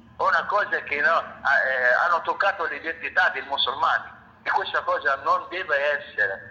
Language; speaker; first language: Italian; non-native, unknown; Arabic